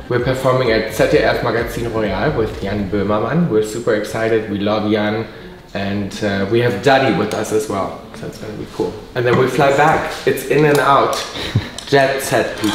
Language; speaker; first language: English; non-native, fluent; German